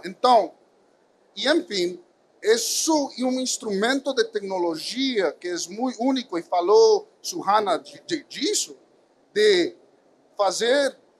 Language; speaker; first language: Portuguese; non-native, fluent; Spanish